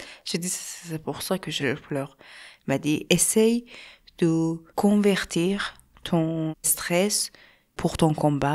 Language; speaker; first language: French; non-native, learner; Persian